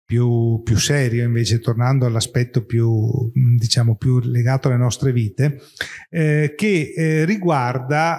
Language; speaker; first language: Italian; native; Italian